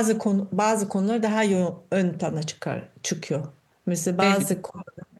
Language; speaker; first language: Turkish; non-native, fluent; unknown